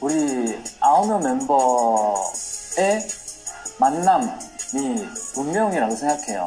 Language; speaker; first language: Korean; non-native, fluent; Chinese